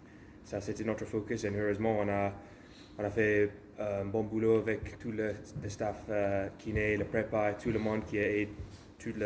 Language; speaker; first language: French; non-native, learner; English